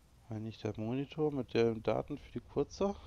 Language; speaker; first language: German; native; German